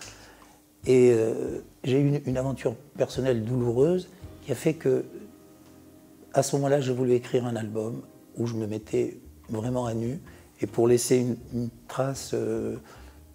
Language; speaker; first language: French; native; French